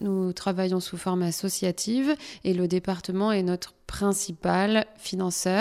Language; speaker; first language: French; native; French